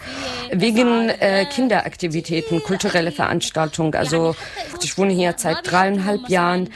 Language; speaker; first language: German; non-native, learner; Arabic